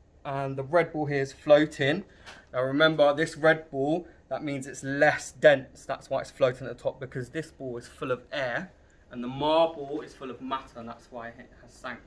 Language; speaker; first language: English; native; English